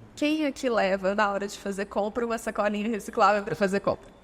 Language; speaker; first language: Portuguese; native; Portuguese